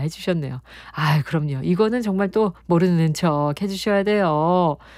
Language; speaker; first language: Korean; native; Korean